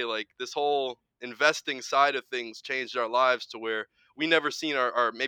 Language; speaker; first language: English; native; English